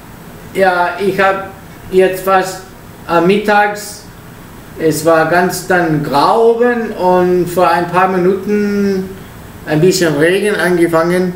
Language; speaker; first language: German; non-native, learner; Italian